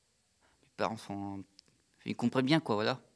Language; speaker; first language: French; native; French